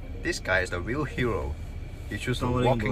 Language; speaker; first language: English; non-native, learner; Cantonese